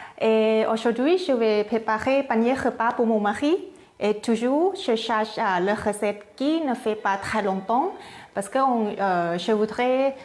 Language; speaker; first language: French; non-native, learner; Thai